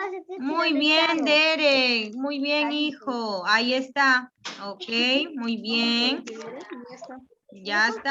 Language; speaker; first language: Spanish; native; Spanish